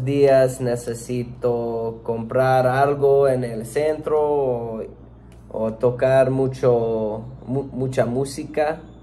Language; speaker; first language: Spanish; non-native, learner; English